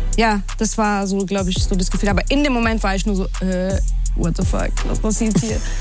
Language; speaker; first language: German; early bilingual, other home language; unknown